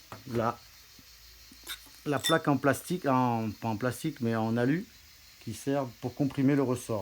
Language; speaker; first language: French; native; French